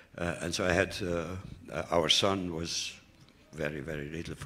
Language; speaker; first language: English; non-native, fluent; Romanian